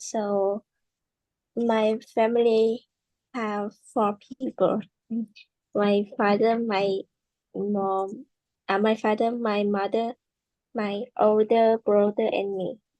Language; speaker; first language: English; non-native, learner; Vietnamese